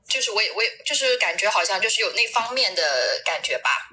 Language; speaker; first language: Chinese; native; Chinese